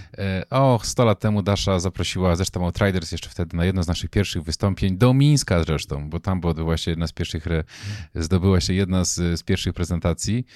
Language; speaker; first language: Polish; native; Polish